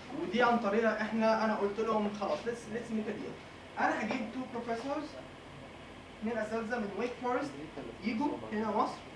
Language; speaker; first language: Arabic; native; Arabic